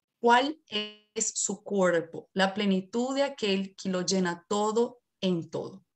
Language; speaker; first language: Spanish; non-native, fluent; Portuguese